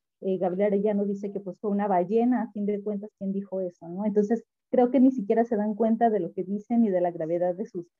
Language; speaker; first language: Spanish; native; Spanish